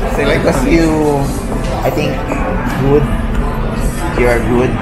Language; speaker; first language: English; non-native, local second language; Filipino